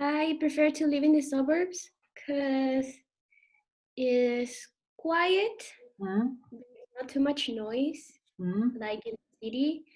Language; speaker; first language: English; non-native, learner; Spanish